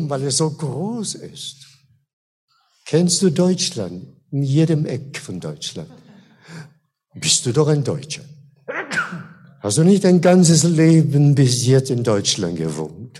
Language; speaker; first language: German; non-native, fluent; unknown